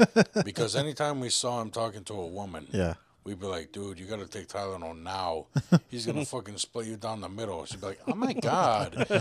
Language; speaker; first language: English; native; English